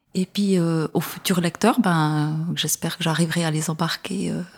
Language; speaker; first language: French; native; French